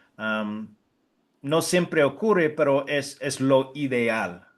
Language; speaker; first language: Spanish; non-native, fluent; English